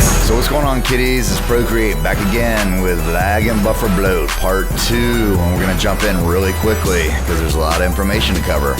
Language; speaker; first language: English; native; English